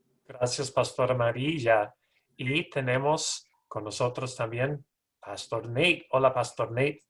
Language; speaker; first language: Spanish; non-native, learner; English